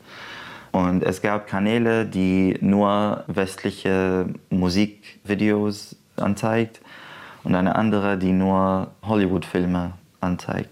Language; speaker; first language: German; non-native, fluent; Arabic